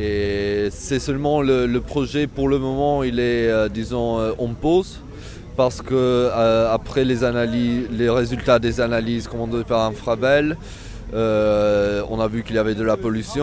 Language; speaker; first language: French; non-native, fluent; Italian